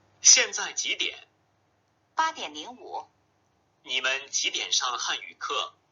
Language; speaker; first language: Chinese; non-native, fluent; Thai